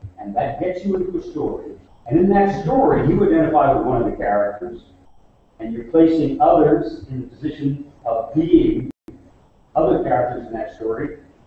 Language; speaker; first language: English; native; English